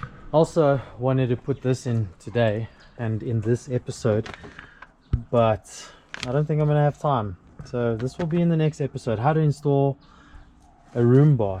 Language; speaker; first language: English; native; English